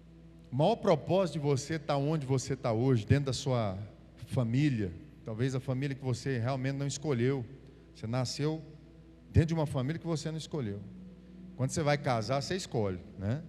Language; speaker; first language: Portuguese; native; Portuguese